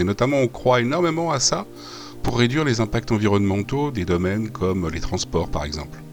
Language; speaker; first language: French; native; French